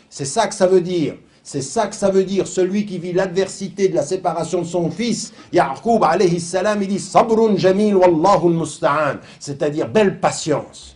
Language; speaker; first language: French; native; French